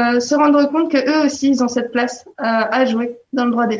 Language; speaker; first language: French; native; French